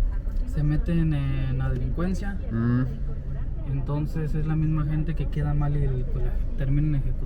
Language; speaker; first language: Spanish; native; Spanish